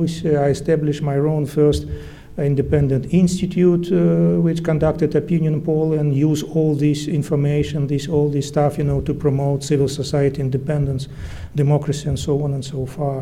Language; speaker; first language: English; early bilingual, other home language; Russian